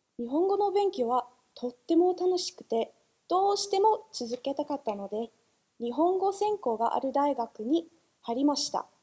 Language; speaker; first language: Japanese; non-native, fluent; English